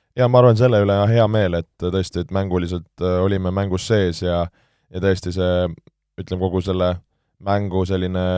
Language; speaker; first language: Estonian; native; Estonian